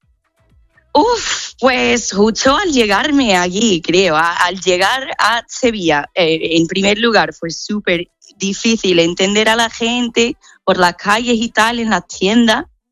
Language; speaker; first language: Spanish; non-native, fluent; English